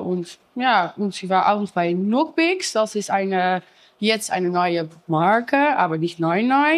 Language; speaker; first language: German; non-native, learner; Dutch